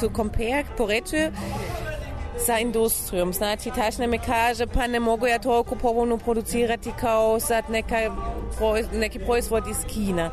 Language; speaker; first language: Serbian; non-native, learner; German